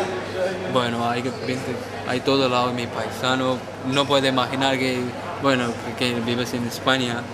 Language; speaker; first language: Spanish; non-native, learner; Punjabi